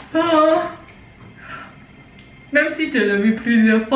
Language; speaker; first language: French; non-native, learner; Chinese